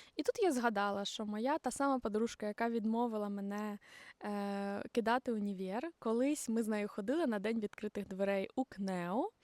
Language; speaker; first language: Ukrainian; non-native, local second language; Russian